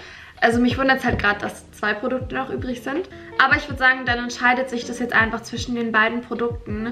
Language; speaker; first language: German; native; German